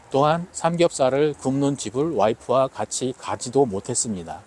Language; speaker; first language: Korean; native; Korean